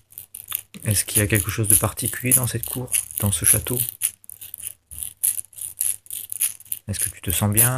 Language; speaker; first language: French; native; French